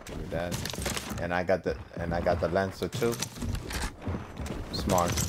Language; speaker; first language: English; native; English